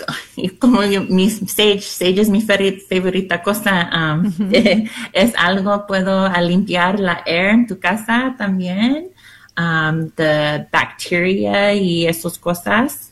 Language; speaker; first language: Spanish; non-native, learner; English